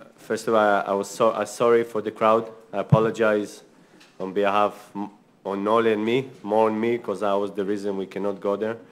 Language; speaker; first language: English; non-native, fluent; Hebrew